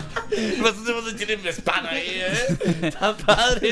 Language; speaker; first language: Spanish; native; Spanish